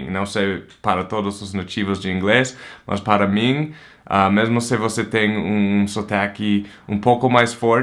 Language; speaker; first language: Portuguese; non-native, fluent; English